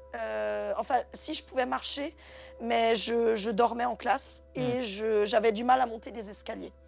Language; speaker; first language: French; native; French